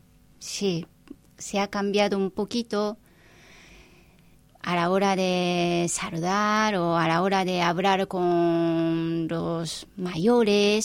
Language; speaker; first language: Spanish; non-native, fluent; Japanese